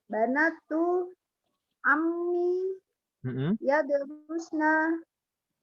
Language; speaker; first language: Arabic; non-native, learner; Indonesian